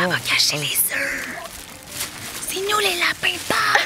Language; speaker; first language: French; native; French